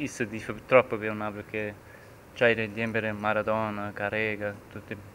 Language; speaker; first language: Italian; early bilingual, heritage; German